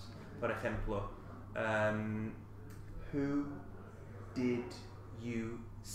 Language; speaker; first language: Spanish; non-native, fluent; English